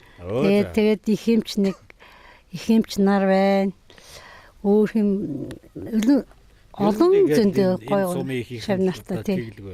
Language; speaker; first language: Mongolian; non-native, local second language; Kazakh